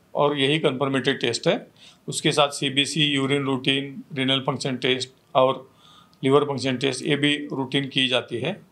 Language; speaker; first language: Hindi; non-native, local second language; Marathi